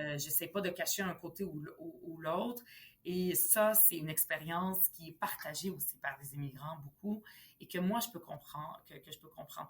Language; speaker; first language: French; early bilingual, other home language; Arabic